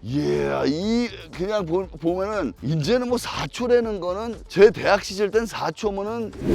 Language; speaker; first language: Korean; early bilingual, heritage; Korean